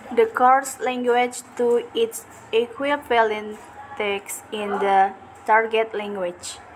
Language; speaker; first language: English; non-native, learner; Indonesian